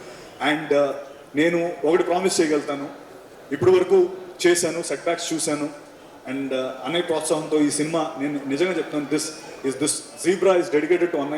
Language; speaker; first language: Telugu; native; Telugu